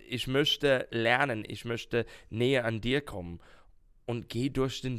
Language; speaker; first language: German; non-native, learner; English